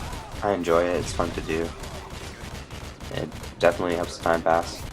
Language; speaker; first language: English; native; English